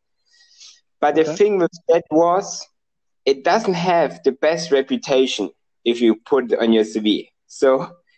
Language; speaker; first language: English; non-native, fluent; German